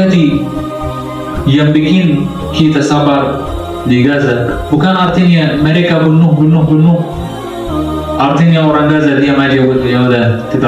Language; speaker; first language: Indonesian; non-native, fluent; Arabic